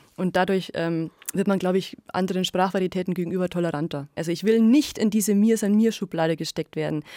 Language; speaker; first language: German; native; German